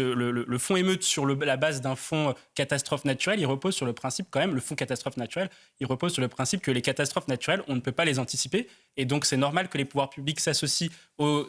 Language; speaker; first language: French; native; French